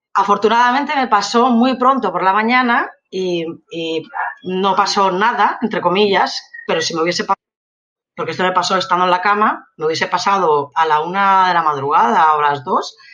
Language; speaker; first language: Spanish; native; Spanish